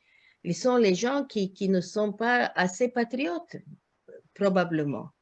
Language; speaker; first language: French; non-native, learner; Croatian